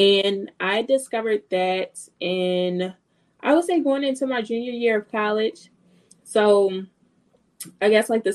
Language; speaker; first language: English; native; English